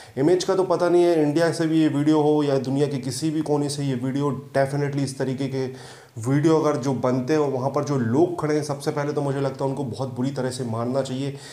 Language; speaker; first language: Hindi; native; Hindi